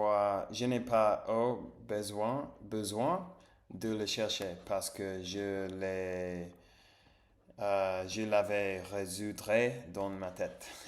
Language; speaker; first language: French; non-native, learner; English